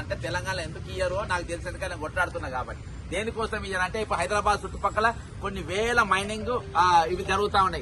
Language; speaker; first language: Telugu; native; Telugu